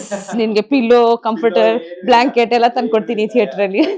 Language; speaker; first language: Kannada; non-native, fluent; Bangla